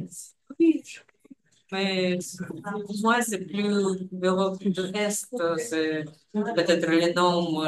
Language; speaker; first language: French; non-native, fluent; Russian